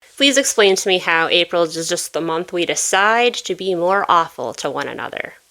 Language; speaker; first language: English; native; English